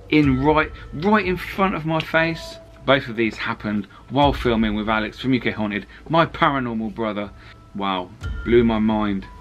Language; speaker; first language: English; native; English